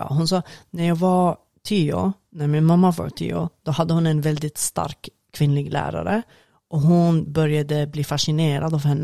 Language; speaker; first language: Swedish; non-native, fluent; Arabic